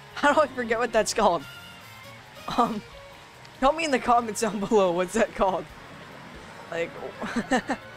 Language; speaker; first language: English; native; English